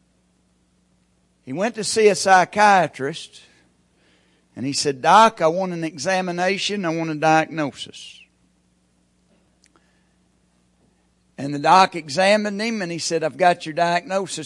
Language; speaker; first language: English; native; English